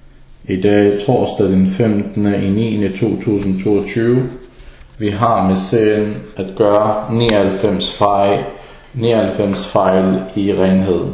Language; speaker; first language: Danish; early bilingual, other home language; Arabic